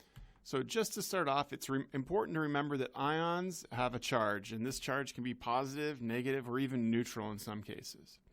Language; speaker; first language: English; native; English